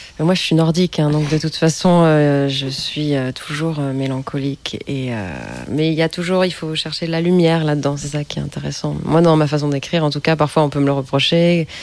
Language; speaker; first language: French; native; French